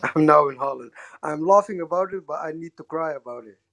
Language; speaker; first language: English; non-native, learner; Dutch